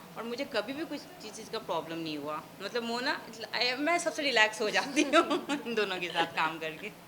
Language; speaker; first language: Hindi; native; Hindi